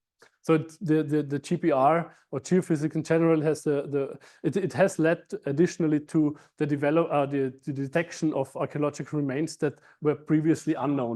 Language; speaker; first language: English; non-native, fluent; German